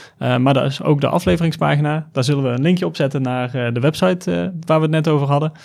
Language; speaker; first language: Dutch; native; Dutch